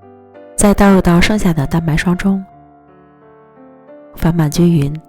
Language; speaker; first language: Chinese; native; Chinese